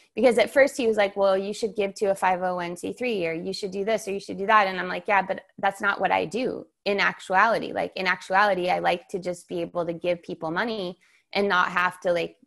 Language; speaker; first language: English; native; English